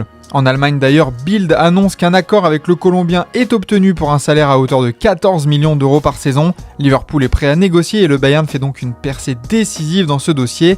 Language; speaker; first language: French; native; French